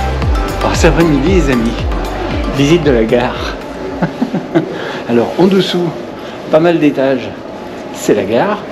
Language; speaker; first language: French; native; French